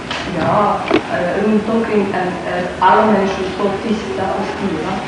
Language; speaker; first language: Swedish; non-native, learner; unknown